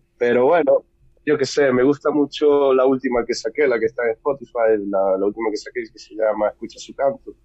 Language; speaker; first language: Spanish; native; Spanish